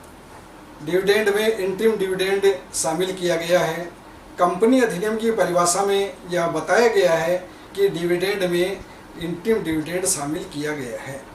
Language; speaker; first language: Hindi; native; Hindi